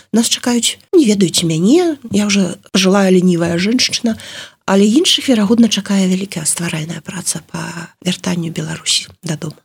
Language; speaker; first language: Belarusian; native; Belarusian